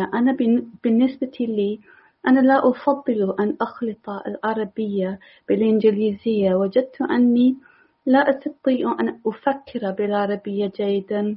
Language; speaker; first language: Arabic; non-native, learner; English